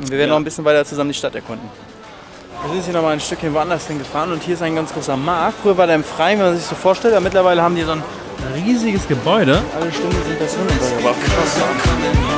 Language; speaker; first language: German; native; German